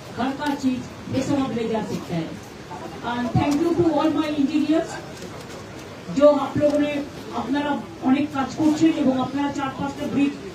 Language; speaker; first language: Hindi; non-native, local second language; Bangla